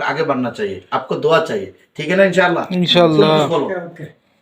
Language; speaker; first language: Hindi; non-native, learner; Bangla